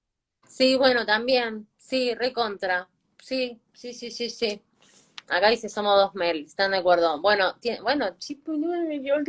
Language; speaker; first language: Spanish; native; Spanish